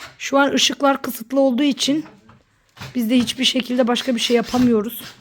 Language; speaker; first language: Turkish; early bilingual, heritage; Turkish